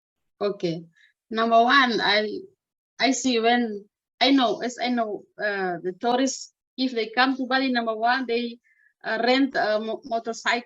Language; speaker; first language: English; non-native, learner; Indonesian